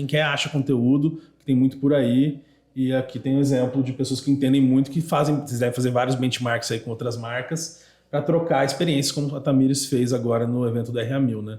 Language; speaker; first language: Portuguese; native; Portuguese